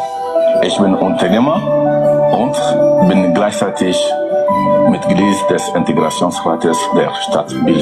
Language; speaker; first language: German; non-native, fluent; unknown